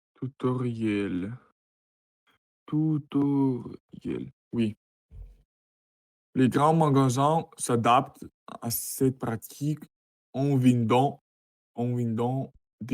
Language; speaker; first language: French; non-native, learner; Russian